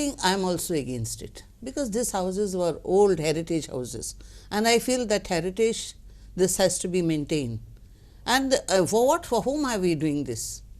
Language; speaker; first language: English; non-native, local second language; Konkani